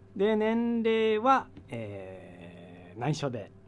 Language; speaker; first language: Japanese; native; Japanese